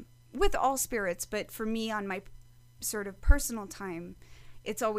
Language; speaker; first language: English; native; English